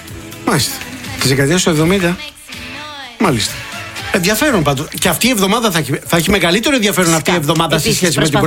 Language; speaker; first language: Greek; native; Greek